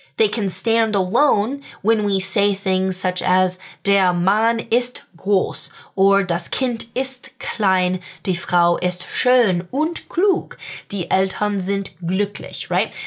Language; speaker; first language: German; non-native, fluent; English